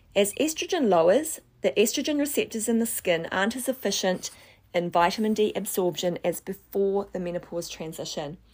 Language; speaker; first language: English; native; English